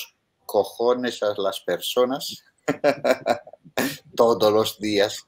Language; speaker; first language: Spanish; non-native, fluent; Italian